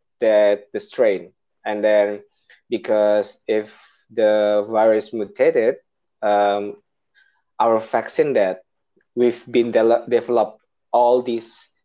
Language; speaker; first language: English; non-native, learner; Indonesian